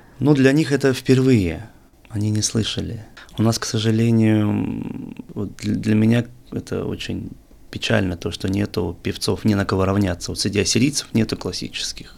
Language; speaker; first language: Russian; native; Russian